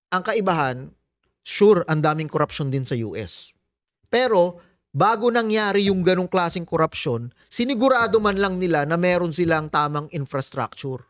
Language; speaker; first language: Filipino; native; Filipino